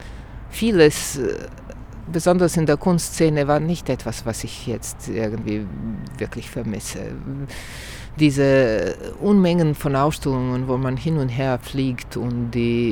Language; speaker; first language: German; non-native, fluent; Croatian